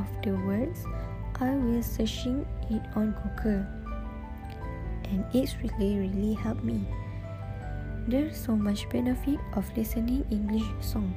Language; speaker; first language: English; non-native, local second language; Malay